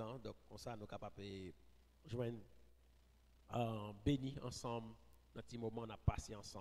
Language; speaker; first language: French; non-native, local second language; Haitian Creole